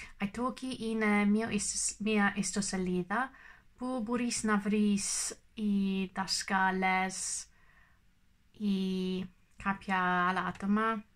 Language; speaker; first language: Greek; non-native, learner; English